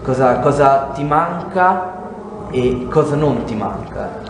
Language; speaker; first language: Italian; native; Italian